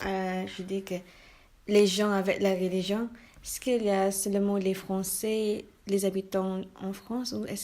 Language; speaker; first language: French; non-native, learner; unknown